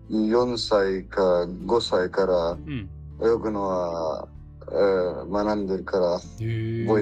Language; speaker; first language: Japanese; non-native, learner; Arabic